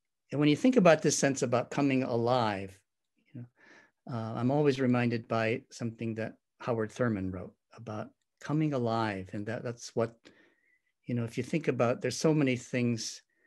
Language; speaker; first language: English; native; English